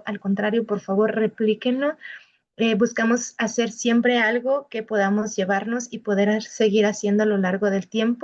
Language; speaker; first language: Spanish; native; Spanish